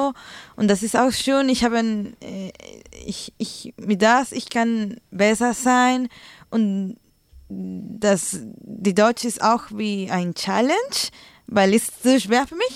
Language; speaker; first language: German; non-native, learner; Spanish